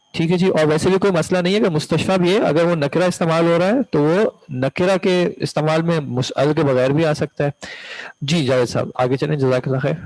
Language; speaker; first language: Urdu; native; Urdu